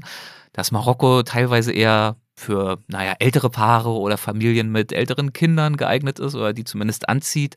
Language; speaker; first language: German; native; German